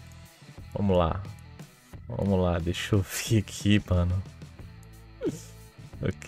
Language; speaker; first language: Portuguese; native; Portuguese